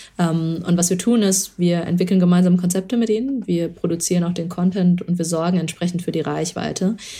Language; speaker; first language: German; early bilingual, other home language; Chinese